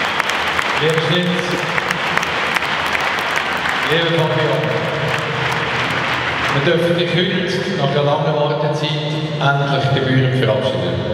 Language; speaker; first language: German; native; German